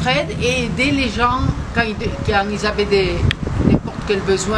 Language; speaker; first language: French; non-native, fluent; Spanish